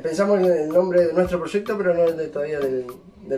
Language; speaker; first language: Spanish; native; Spanish